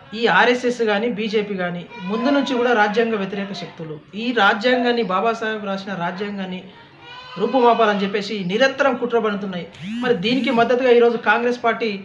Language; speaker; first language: Telugu; native; Telugu